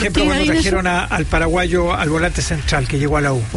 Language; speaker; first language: Spanish; native; Spanish